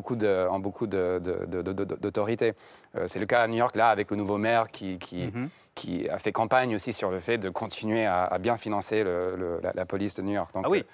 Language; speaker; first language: French; non-native, fluent; English